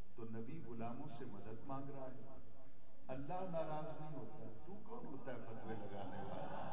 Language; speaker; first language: Urdu; non-native, local second language; Punjabi